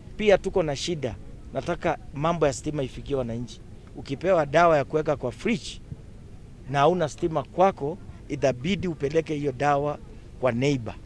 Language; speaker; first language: Swahili; non-native, local second language; Kalenjin